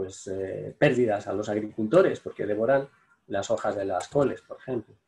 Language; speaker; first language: Spanish; native; Spanish